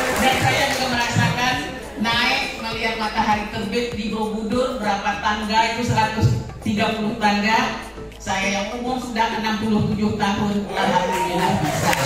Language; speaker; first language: Indonesian; native; Indonesian